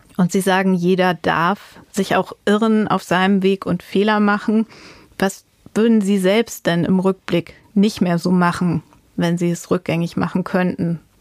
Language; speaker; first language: German; native; German